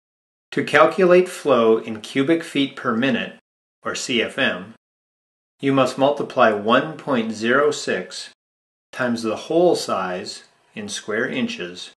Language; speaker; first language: English; native; English